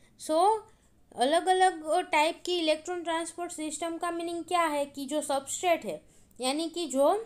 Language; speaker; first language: Hindi; non-native, local second language; Gujarati